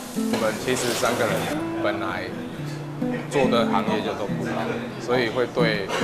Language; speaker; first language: Chinese; native; Chinese